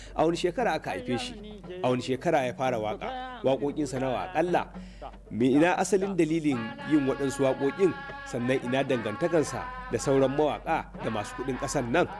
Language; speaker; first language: Hausa; native; Hausa